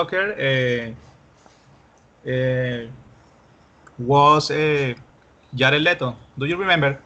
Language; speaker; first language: English; non-native, learner; Spanish